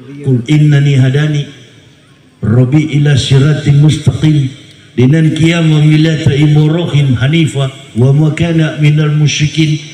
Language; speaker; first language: Indonesian; native; Indonesian